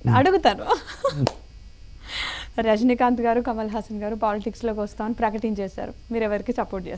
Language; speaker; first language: Telugu; native; Telugu